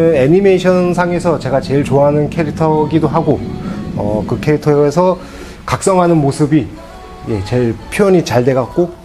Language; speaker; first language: Korean; native; Korean